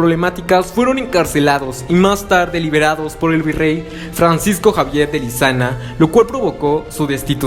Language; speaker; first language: Spanish; native; Spanish